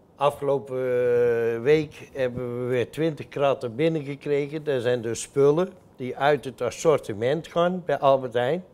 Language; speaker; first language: Dutch; native; Dutch